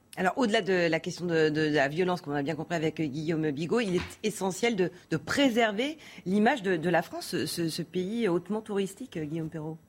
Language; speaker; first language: French; native; French